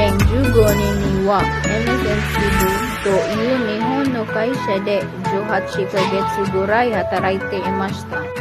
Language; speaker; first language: Japanese; non-native, learner; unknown